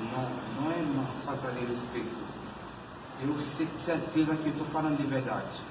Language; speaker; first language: Portuguese; non-native, learner; Haitian Creole